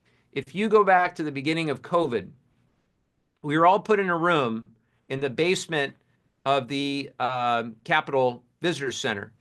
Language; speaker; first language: English; native; English